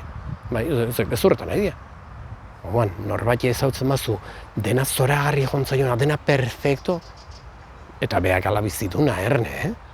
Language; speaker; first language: Basque; native; Basque